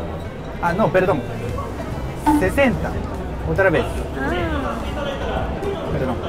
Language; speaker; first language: Spanish; non-native, learner; Japanese